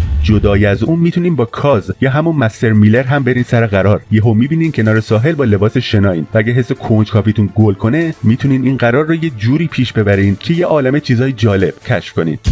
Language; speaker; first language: Persian; native; Persian